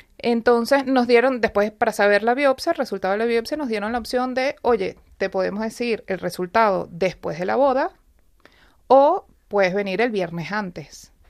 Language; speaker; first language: Spanish; native; Spanish